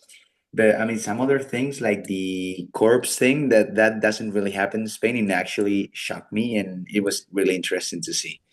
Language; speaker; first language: English; non-native, fluent; Spanish